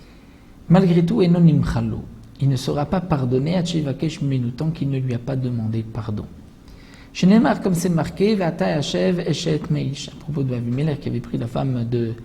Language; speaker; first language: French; native; French